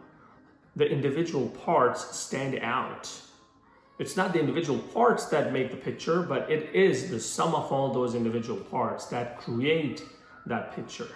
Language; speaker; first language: English; non-native, local second language; Urdu